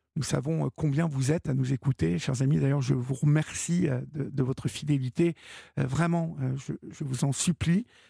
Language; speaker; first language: French; native; French